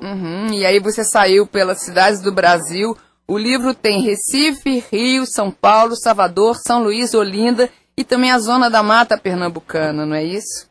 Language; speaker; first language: Portuguese; native; Portuguese